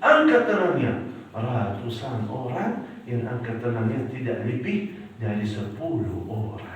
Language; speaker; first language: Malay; non-native, fluent; Arabic